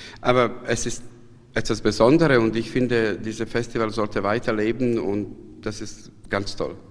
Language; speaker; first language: German; non-native, fluent; Serbian